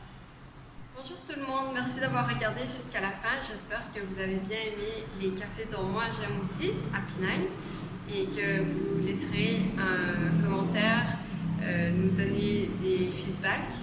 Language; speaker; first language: French; non-native, local second language; Japanese